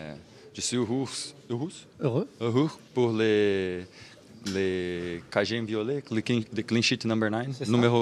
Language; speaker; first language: French; non-native, learner; Portuguese